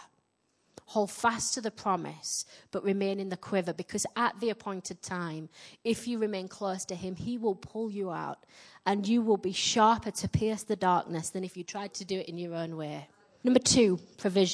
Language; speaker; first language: English; native; English